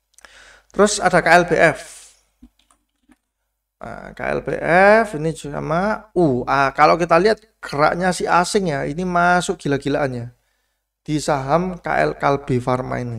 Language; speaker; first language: Indonesian; native; Indonesian